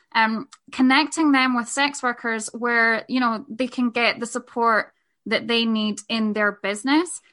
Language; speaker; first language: English; native; English